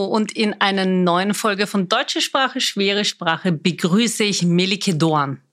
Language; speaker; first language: German; native; German